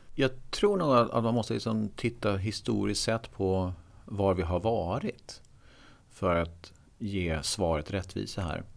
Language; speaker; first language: Swedish; native; Swedish